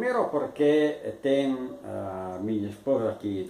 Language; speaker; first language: Portuguese; non-native, fluent; Italian